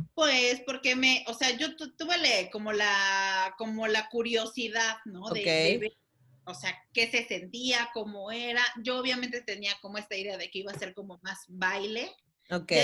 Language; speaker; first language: Spanish; native; Spanish